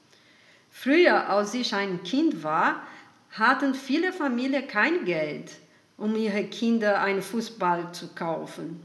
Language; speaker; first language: German; non-native, fluent; Portuguese